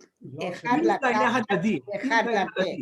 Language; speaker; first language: Hebrew; non-native, learner; English